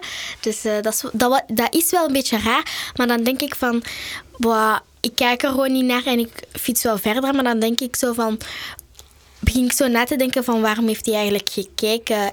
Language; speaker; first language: Dutch; early bilingual, other home language; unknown